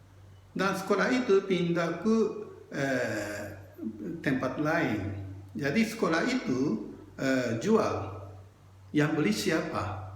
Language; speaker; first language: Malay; non-native, fluent; Japanese